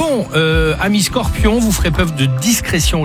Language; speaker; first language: French; native; French